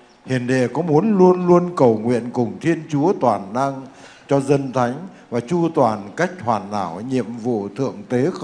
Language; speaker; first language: Vietnamese; native; Vietnamese